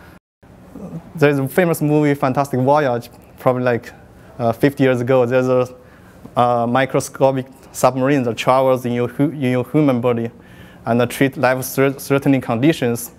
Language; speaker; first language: English; non-native, fluent; Chinese